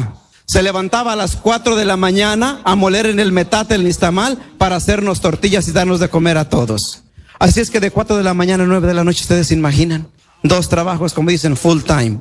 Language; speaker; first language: Spanish; native; Spanish